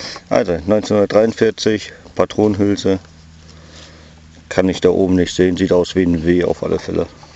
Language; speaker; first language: German; native; German